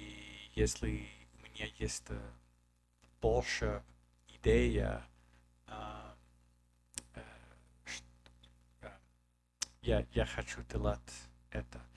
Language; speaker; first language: Russian; non-native, learner; English